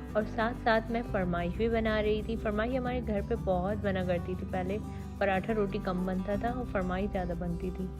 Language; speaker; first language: Urdu; native; Urdu